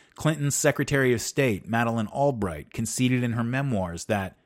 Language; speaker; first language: English; native; English